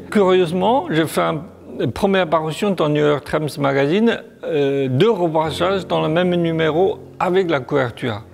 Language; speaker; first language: French; non-native, learner; Chinese